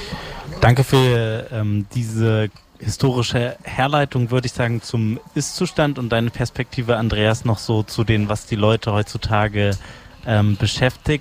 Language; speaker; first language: German; native; German